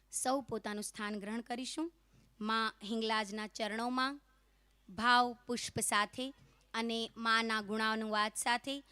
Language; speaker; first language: Gujarati; non-native, local second language; Kachhi